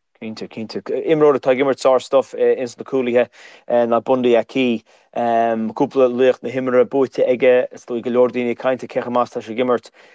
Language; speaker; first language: Irish; native; Irish